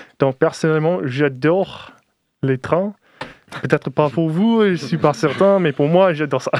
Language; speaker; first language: French; non-native, fluent; English